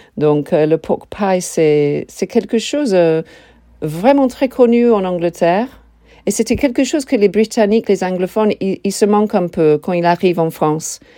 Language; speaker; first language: French; non-native, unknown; English